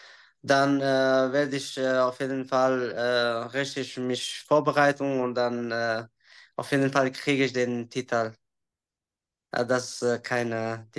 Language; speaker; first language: German; non-native, learner; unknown